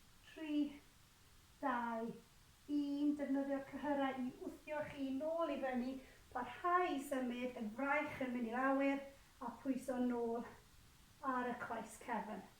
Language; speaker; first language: Welsh; native; Welsh